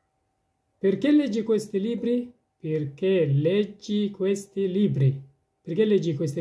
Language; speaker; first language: Italian; non-native, fluent; Persian